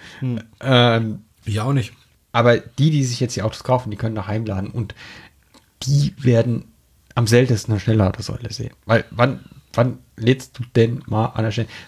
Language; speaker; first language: German; native; German